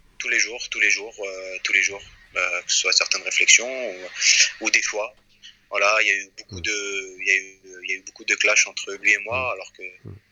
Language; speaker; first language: French; early bilingual, other home language; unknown